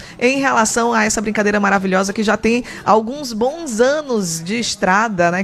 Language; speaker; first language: Portuguese; native; Portuguese